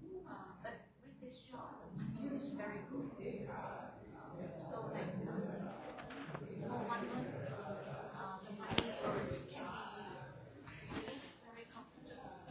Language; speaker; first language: English; non-native, learner; Vietnamese